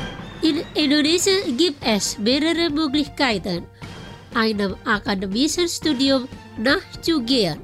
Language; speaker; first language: German; non-native, fluent; Indonesian